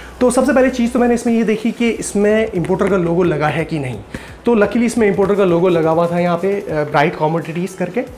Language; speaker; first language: Hindi; native; Hindi